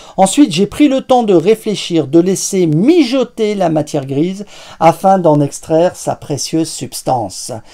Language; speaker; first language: French; native; French